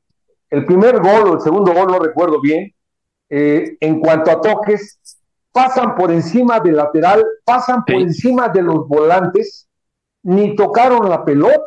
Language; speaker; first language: Spanish; native; Spanish